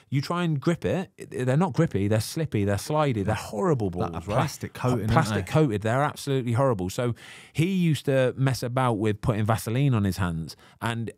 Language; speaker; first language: English; native; English